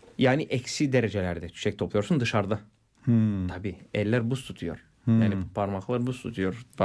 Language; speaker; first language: Turkish; non-native, fluent; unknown